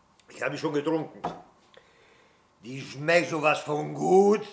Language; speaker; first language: German; non-native, fluent; Italian